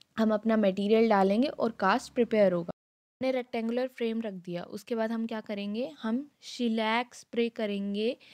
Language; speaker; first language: Hindi; native; Hindi